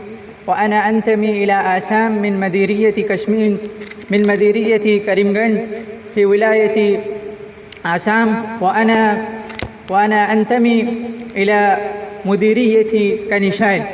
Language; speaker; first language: Arabic; non-native, fluent; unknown